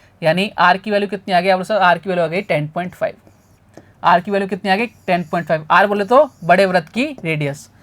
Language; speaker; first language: Hindi; native; Hindi